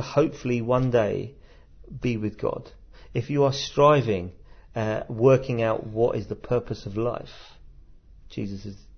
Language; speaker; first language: English; native; English